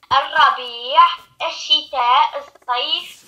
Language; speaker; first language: Arabic; non-native, learner; French